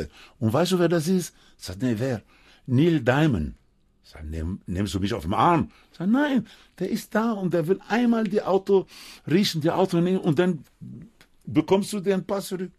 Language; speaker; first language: German; non-native, fluent; Spanish